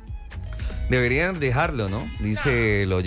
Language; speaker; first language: Spanish; native; Spanish